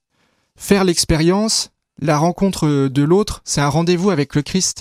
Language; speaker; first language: French; native; French